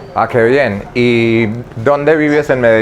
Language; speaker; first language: Spanish; early bilingual, heritage; Spanish